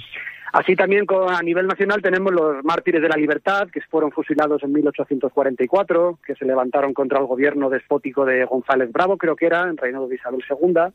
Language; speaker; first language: Spanish; native; Spanish